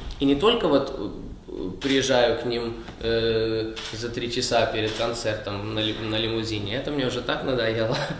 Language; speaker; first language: Russian; early bilingual, heritage; Russian